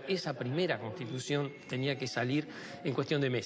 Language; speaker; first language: Spanish; native; Spanish